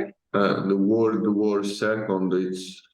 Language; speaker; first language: English; non-native, learner; Italian